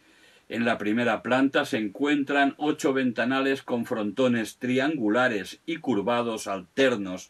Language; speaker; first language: Spanish; non-native, local second language; Catalan